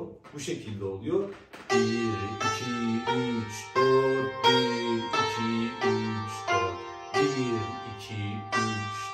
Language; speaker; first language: Turkish; non-native, fluent; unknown